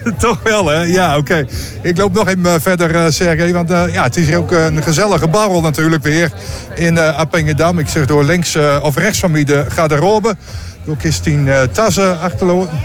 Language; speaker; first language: Dutch; native; Dutch